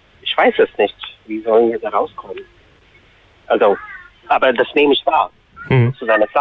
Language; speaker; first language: German; non-native, fluent; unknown